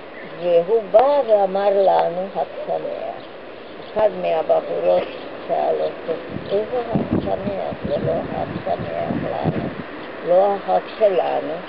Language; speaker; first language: Hebrew; non-native, fluent; Hungarian